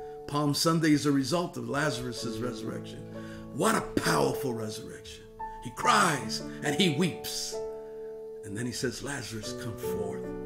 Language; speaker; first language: English; early bilingual, other home language; Spanish